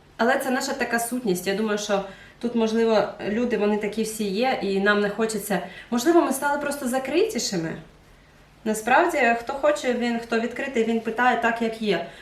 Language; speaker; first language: Ukrainian; non-native, local second language; Russian